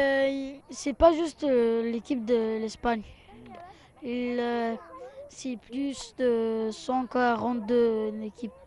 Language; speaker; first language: French; non-native, fluent; Arabic